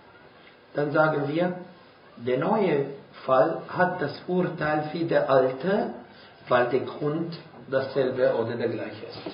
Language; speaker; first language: German; non-native, fluent; Arabic